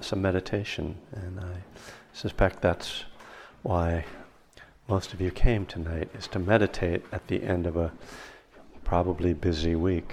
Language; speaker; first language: English; native; English